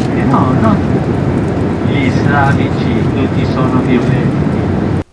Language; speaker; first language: Italian; non-native, fluent; Spanish